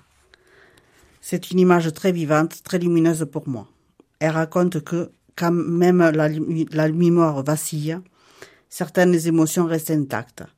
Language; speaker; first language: French; native; French